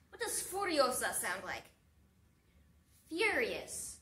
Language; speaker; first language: English; native; English